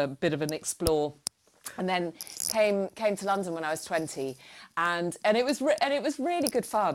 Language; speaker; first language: English; native; English